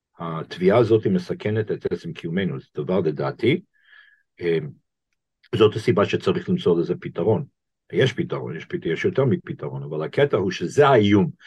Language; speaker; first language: Hebrew; non-native, fluent; English